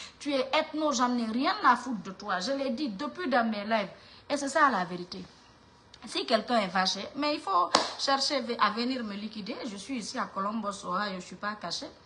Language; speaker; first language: French; non-native, local second language; Mandingo